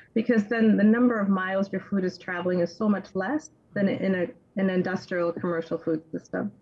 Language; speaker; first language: English; native; English